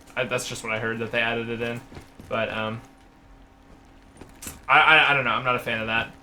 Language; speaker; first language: English; native; English